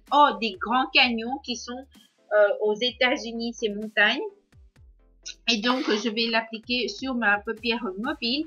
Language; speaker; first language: French; non-native, learner; Spanish